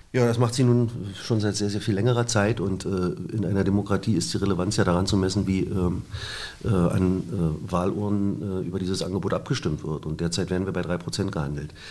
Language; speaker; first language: German; native; German